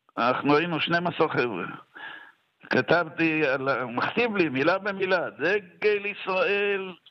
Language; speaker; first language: Hebrew; native; Hebrew